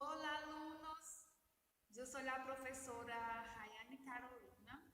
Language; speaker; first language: Spanish; non-native, learner; Portuguese